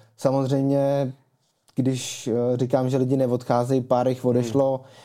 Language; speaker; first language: Czech; native; Czech